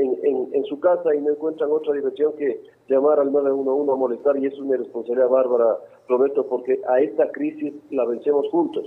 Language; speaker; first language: Spanish; native; Spanish